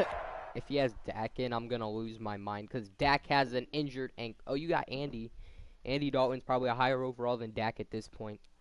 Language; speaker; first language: English; native; English